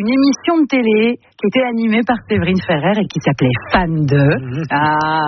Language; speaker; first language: French; native; French